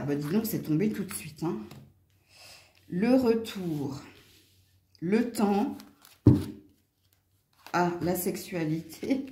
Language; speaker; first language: French; native; French